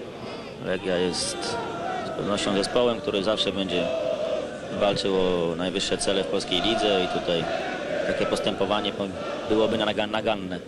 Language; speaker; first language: Polish; native; Polish